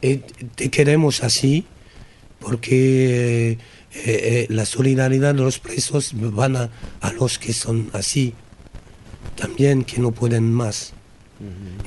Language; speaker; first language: Spanish; non-native, learner; French